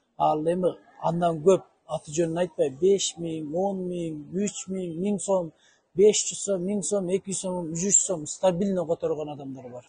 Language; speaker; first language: Kyrgyz; native; Kyrgyz